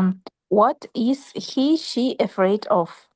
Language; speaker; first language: English; non-native, learner; Russian